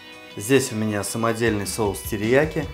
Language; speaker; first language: Russian; native; Russian